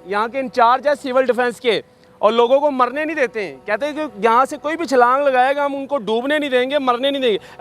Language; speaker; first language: Urdu; non-native, local second language; Punjabi